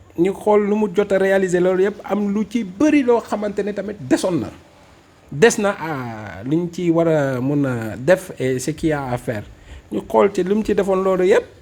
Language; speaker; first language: Wolof; non-native, fluent; Fula